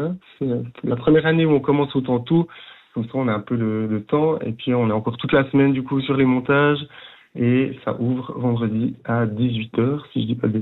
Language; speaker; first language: French; native; French